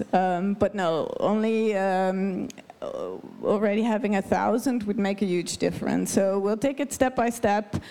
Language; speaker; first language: English; non-native, fluent; Dutch